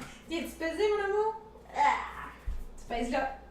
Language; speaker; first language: French; native; French